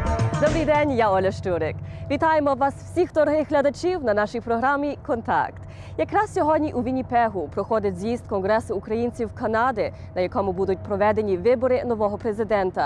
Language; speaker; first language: Ukrainian; early bilingual, heritage; Ukrainian